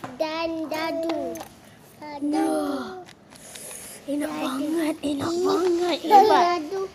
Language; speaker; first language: Indonesian; non-native, learner; Malay